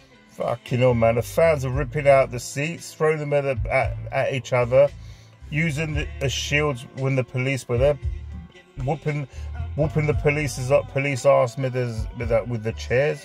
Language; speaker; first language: English; early bilingual, other home language; Greek